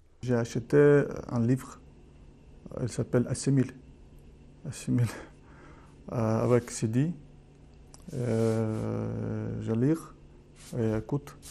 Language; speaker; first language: French; non-native, learner; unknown